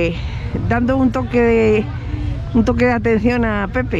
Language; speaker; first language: Spanish; native; Spanish